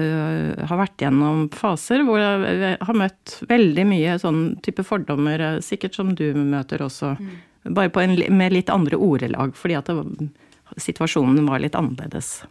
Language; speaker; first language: Norwegian; native; Norwegian